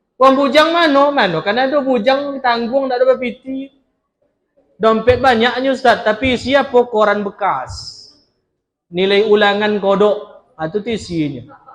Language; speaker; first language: Malay; non-native, local second language; Minangkabau